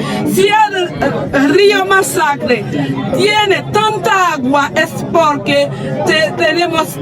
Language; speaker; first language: Spanish; non-native, fluent; Haitian Creole